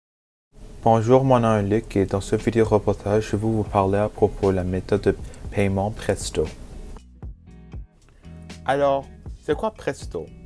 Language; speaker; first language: French; non-native, local second language; English